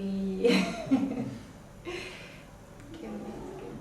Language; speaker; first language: Catalan; non-native, learner; Portuguese